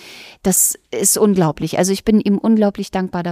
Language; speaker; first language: German; native; German